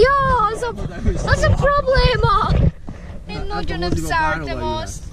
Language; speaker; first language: Hungarian; early bilingual, heritage; Hungarian